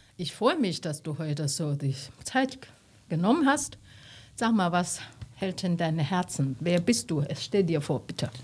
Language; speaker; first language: German; non-native, learner; Chinese